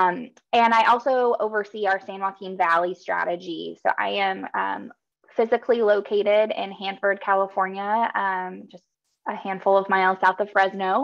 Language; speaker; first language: English; native; English